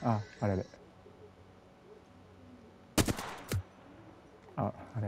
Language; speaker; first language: Japanese; native; Japanese